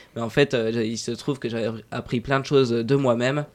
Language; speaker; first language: French; native; French